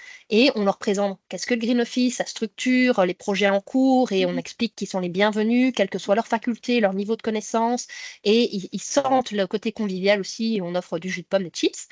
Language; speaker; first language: French; native; French